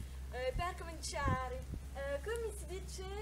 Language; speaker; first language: Italian; non-native, learner; French